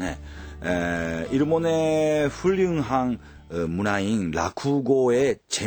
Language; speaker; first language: Korean; early bilingual, heritage; Japanese